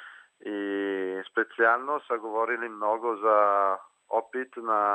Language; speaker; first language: Bulgarian; non-native, fluent; Italian